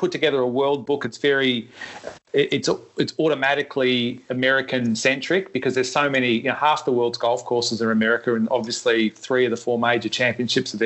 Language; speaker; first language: English; native; English